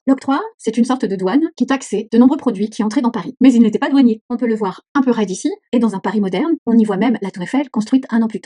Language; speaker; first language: French; native; French